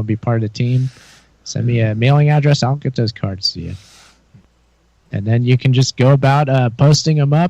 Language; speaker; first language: English; native; English